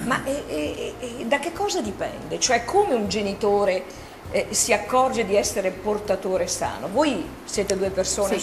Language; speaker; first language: Italian; native; Italian